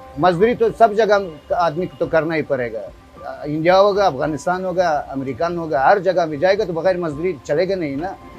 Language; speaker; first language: Hindi; non-native, learner; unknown